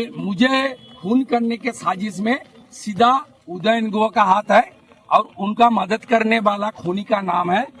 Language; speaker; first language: Hindi; non-native, local second language; Bangla